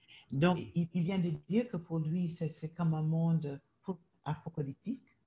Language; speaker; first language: French; non-native, fluent; English